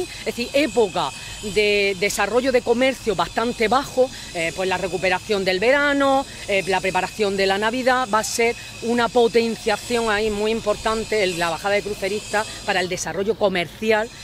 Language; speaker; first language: Spanish; native; Spanish